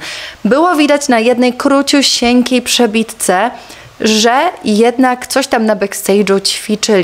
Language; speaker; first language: Polish; native; Polish